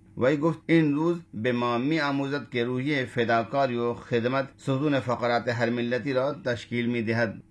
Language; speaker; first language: Persian; non-native, fluent; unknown